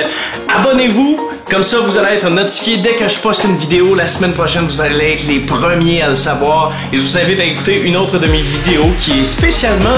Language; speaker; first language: French; native; French